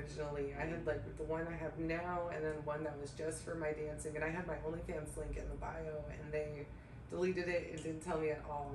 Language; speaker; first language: English; native; English